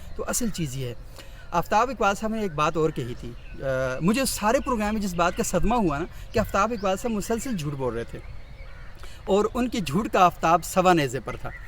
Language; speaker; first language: Urdu; non-native, local second language; Northern Hindko